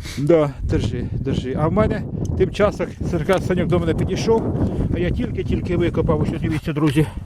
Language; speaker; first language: Ukrainian; non-native, local second language; Russian